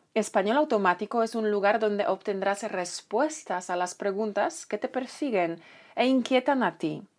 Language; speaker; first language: Spanish; non-native, fluent; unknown